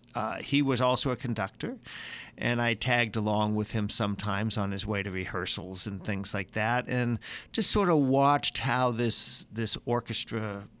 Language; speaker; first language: English; native; English